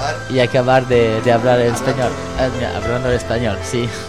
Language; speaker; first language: Spanish; non-native, learner; French